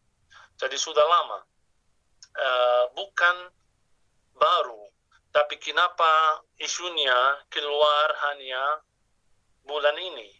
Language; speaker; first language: Indonesian; non-native, fluent; Arabic